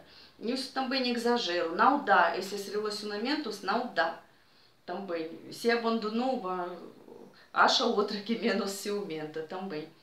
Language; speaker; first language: Portuguese; non-native, fluent; Russian